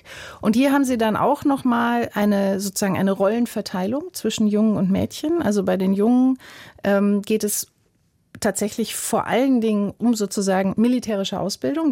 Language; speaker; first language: German; native; German